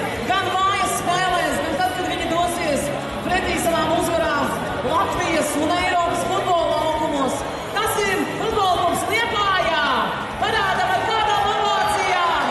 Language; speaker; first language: Latvian; native; Latvian